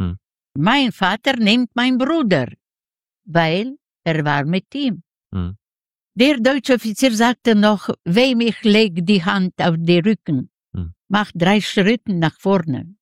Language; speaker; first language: German; non-native, learner; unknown